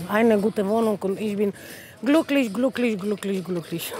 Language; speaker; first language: German; non-native, learner; Polish